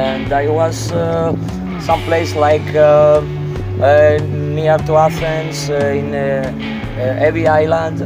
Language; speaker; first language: English; non-native, learner; Greek